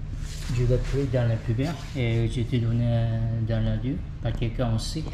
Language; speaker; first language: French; non-native, learner; Japanese